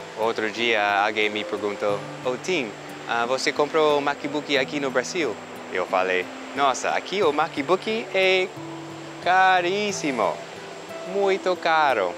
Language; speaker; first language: Portuguese; non-native, fluent; English